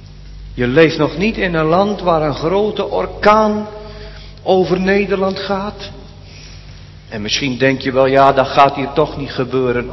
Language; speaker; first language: Dutch; native; Dutch